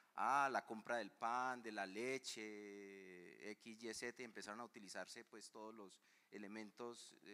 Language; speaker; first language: Spanish; native; Spanish